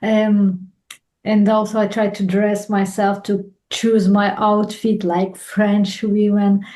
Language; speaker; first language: English; non-native, fluent; Russian